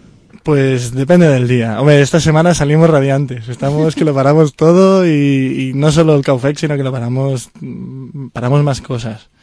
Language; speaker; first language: Spanish; native; Spanish